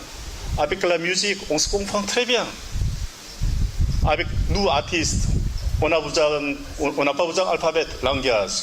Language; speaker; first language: French; non-native, learner; Korean